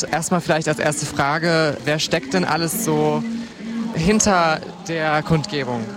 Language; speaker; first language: German; native; German